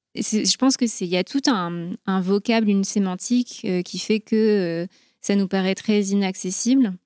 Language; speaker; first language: French; native; French